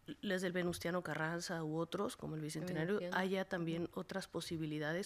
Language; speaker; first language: Spanish; native; Spanish